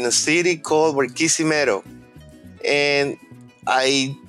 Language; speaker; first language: English; non-native, fluent; Spanish